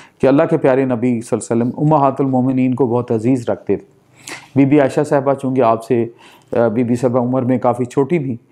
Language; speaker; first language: Urdu; non-native, local second language; Punjabi